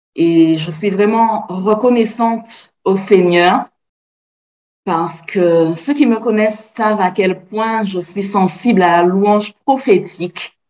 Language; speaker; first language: French; native; French